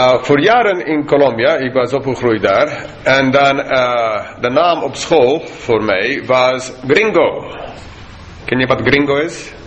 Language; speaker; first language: Dutch; non-native, fluent; English